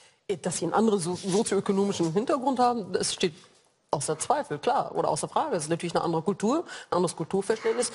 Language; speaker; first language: German; early bilingual, other home language; Arabic